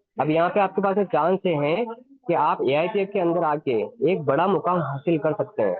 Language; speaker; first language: Hindi; native; Hindi